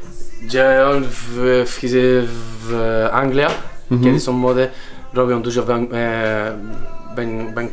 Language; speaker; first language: Polish; non-native, learner; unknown